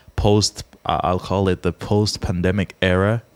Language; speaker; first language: English; non-native, fluent; Czech